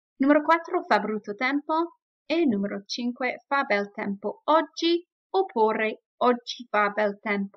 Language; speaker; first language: Italian; non-native, fluent; English